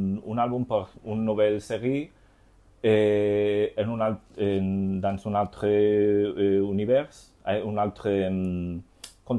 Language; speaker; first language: French; non-native, learner; Spanish